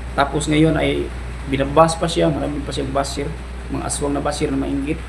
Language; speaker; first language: Filipino; non-native, local second language; Cebuano